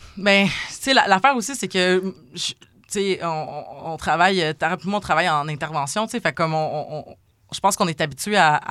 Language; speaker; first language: French; native; French